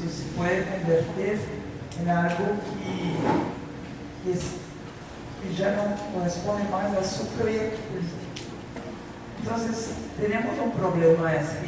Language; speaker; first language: Spanish; non-native, fluent; Portuguese